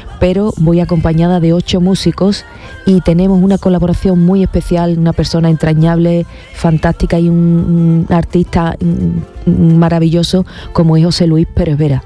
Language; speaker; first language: Spanish; native; Spanish